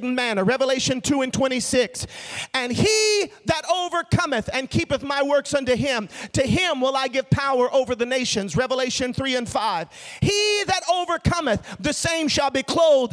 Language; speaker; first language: English; native; English